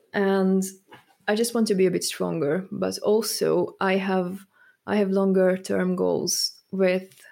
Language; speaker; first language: English; non-native, fluent; Hungarian